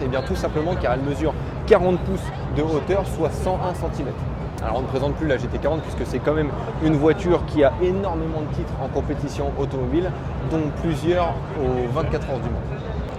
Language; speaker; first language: French; native; French